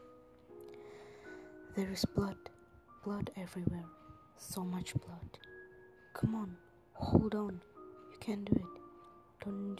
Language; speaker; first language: English; non-native, learner; Indonesian